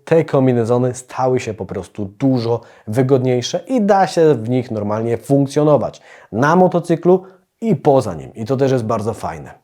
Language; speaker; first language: Polish; native; Polish